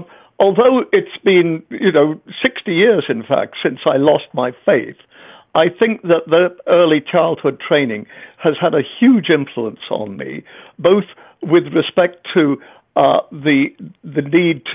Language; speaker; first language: English; native; English